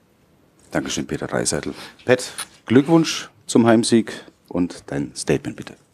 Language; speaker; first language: German; native; German